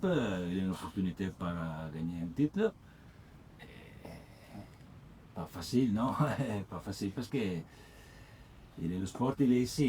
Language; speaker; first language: French; non-native, learner; Italian